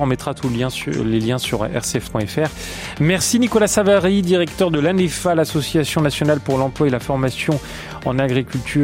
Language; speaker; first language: French; native; French